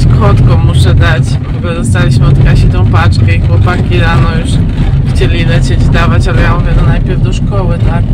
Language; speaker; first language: Polish; native; Polish